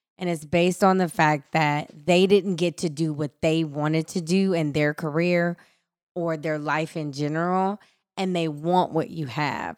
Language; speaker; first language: English; native; English